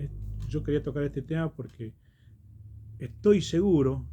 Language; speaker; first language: Spanish; native; Spanish